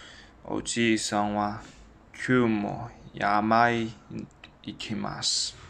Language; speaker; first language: Japanese; non-native, learner; Chinese